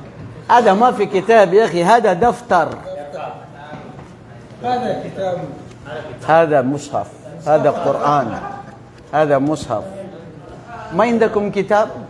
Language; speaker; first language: Arabic; non-native, fluent; Filipino